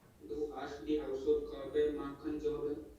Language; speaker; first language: German; non-native, learner; Hindi